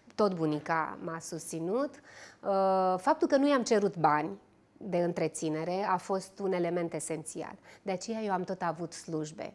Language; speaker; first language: Romanian; native; Romanian